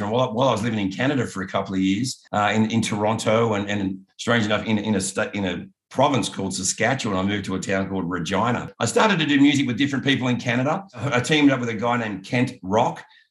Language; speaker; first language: English; native; English